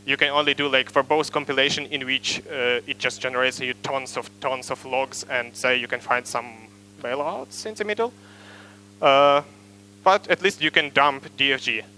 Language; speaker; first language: English; non-native, fluent; Ukrainian